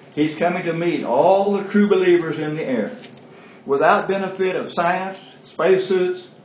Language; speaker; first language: English; native; English